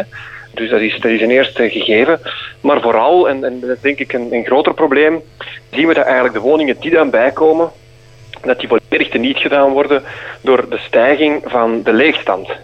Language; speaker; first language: Dutch; native; Dutch